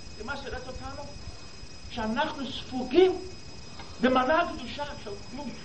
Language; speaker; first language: Hebrew; non-native, fluent; English